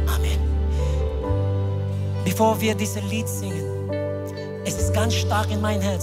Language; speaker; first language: German; non-native, learner; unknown